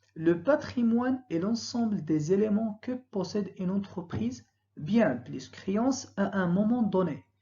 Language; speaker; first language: French; non-native, local second language; Arabic